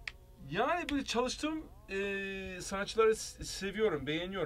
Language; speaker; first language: Turkish; early bilingual, heritage; Turkish